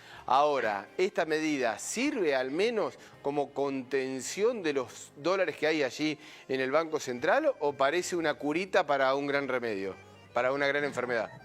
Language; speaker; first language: Spanish; native; Spanish